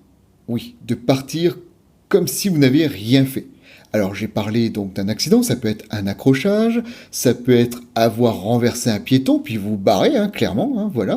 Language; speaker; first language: French; native; French